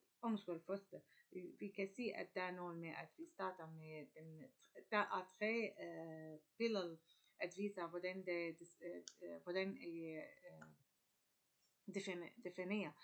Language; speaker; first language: Danish; non-native, learner; Arabic